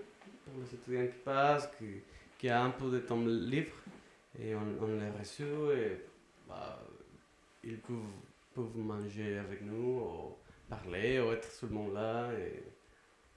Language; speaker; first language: French; non-native, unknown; Spanish